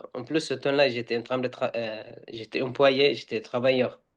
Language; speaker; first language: French; non-native, learner; Arabic